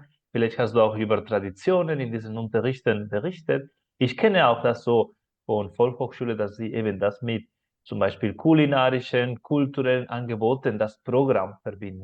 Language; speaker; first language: German; non-native, fluent; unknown